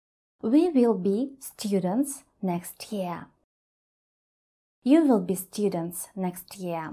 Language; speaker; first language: English; non-native, fluent; Russian